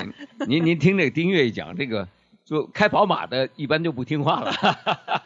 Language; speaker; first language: Chinese; native; Chinese